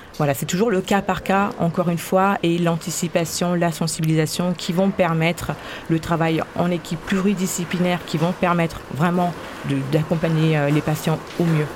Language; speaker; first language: French; native; French